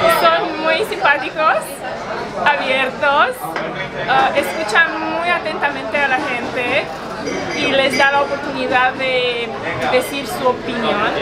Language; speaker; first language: Spanish; non-native, fluent; Romanian